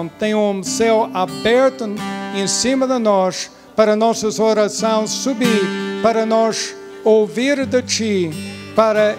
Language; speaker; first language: Portuguese; non-native, fluent; English